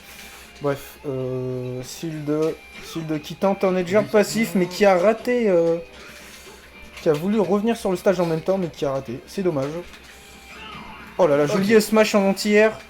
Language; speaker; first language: French; native; French